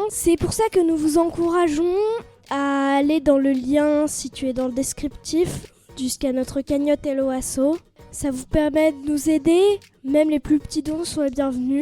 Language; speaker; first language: French; native; French